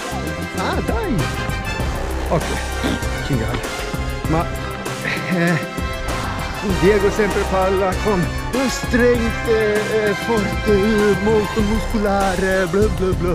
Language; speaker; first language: Italian; non-native, learner; Swedish